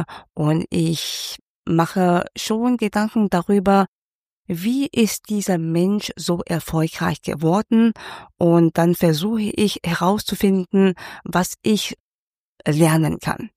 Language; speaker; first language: German; non-native, fluent; Cantonese